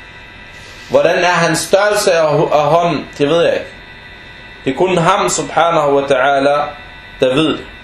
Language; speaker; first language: Danish; non-native, fluent; Arabic